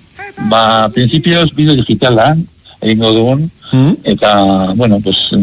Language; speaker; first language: Basque; non-native, local second language; Spanish